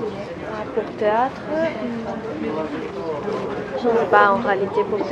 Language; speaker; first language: French; non-native, learner; Spanish